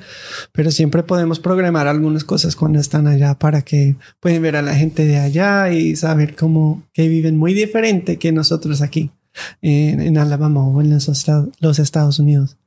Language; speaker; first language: Spanish; non-native, fluent; English